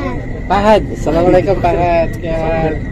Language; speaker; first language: Arabic; non-native, learner; Filipino